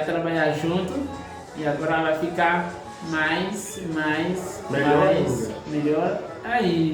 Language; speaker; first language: Portuguese; non-native, learner; Haitian Creole